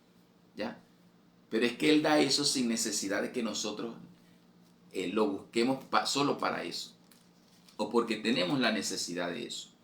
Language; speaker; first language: Spanish; native; Spanish